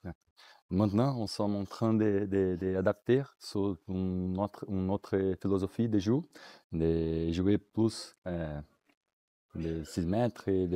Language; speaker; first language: French; non-native, learner; Portuguese